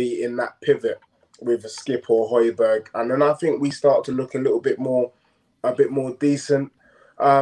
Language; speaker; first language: English; native; English